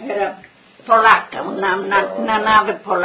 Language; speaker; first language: Italian; non-native, local second language; Friulian